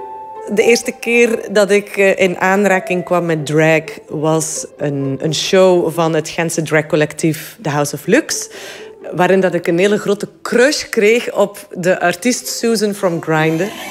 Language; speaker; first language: Dutch; native; Dutch